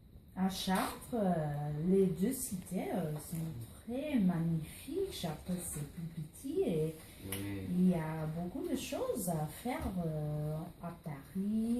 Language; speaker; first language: French; non-native, learner; English